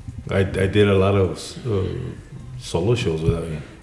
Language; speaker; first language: English; early bilingual, other home language; Spanish